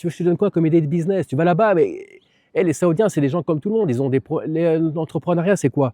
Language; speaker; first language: French; native; French